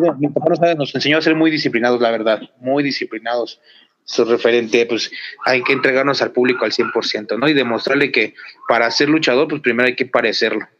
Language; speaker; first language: Spanish; native; Spanish